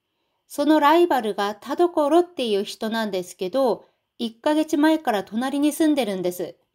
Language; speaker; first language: Japanese; non-native, fluent; Korean